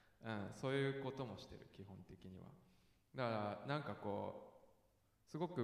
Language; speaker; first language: Japanese; native; Japanese